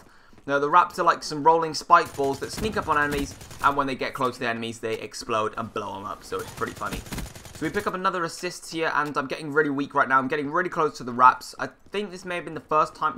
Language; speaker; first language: English; native; English